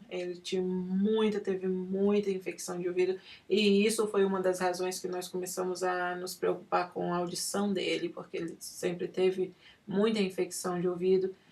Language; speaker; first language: Portuguese; early bilingual, heritage; Portuguese